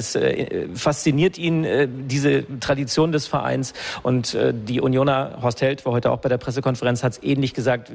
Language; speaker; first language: German; native; German